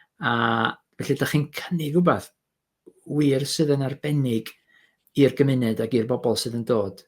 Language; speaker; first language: Welsh; native; Welsh